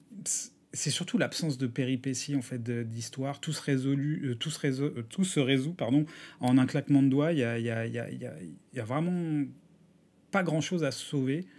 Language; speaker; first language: French; native; French